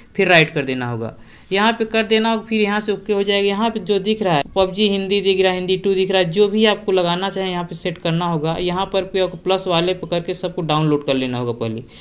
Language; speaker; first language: Hindi; native; Hindi